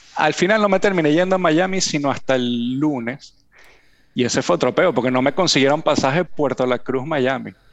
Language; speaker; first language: Spanish; native; Spanish